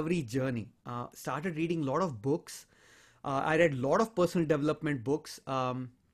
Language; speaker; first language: English; non-native, local second language; Hindi